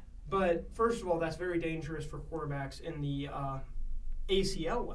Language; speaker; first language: English; native; English